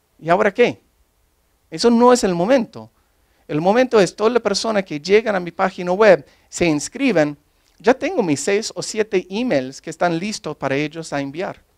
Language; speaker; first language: Spanish; non-native, fluent; English